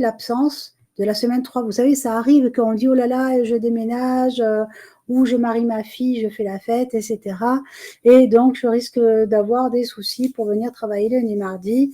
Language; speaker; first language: French; native; French